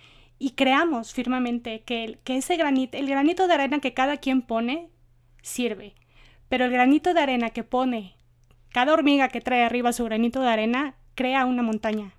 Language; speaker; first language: Spanish; native; Spanish